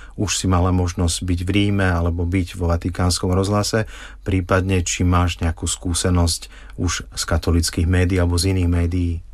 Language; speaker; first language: Slovak; native; Slovak